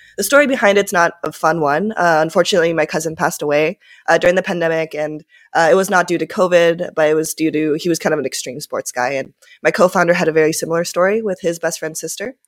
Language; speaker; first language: English; early bilingual, other home language; Japanese